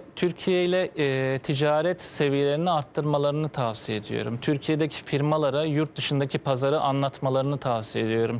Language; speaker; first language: Turkish; native; Turkish